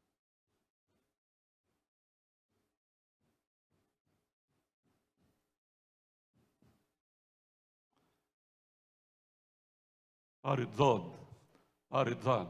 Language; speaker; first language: Korean; non-native, fluent; Italian